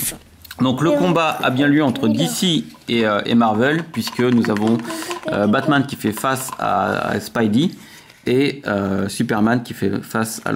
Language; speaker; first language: French; native; French